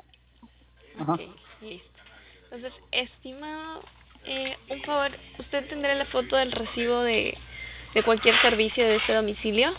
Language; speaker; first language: Spanish; native; Spanish